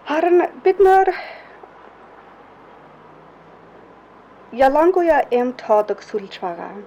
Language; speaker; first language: Mongolian; non-native, fluent; English